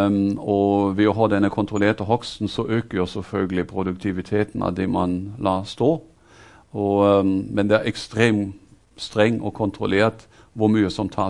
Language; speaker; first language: Norwegian; non-native, fluent; German